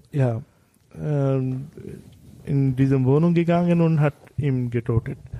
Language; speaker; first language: German; non-native, learner; Bangla